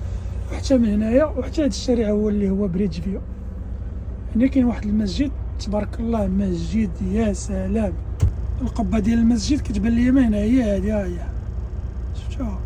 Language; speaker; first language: Arabic; native; Arabic